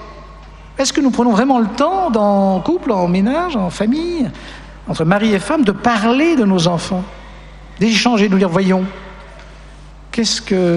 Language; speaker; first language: French; native; French